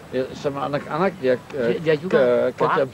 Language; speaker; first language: Indonesian; non-native, local second language; Dutch